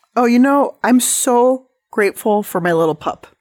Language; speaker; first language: English; native; English